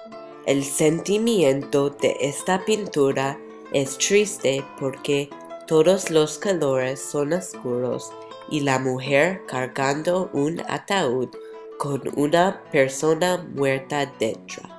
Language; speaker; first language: Spanish; non-native, learner; English